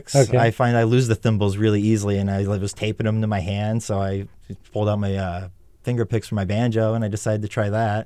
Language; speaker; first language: English; native; English